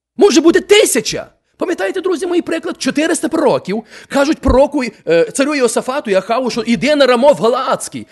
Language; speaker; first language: Ukrainian; native; Ukrainian